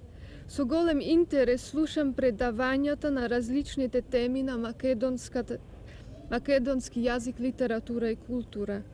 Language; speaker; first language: Macedonian; non-native, learner; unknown